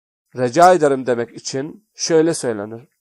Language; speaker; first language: Turkish; non-native, fluent; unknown